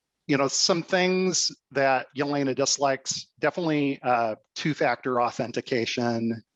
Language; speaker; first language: English; native; English